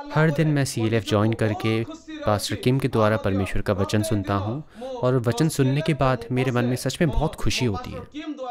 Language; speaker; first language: Hindi; non-native, local second language; Odia